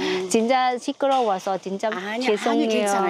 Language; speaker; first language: Korean; non-native, learner; Thai